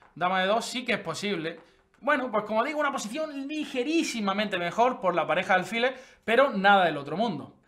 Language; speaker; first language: Spanish; native; Spanish